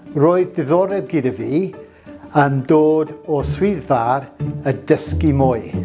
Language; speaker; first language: Welsh; non-native, local second language; English